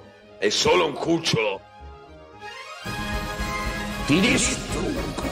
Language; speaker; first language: Italian; native; Italian